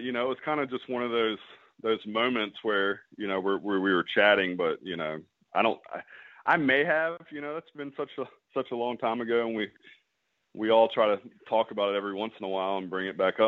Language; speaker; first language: English; native; English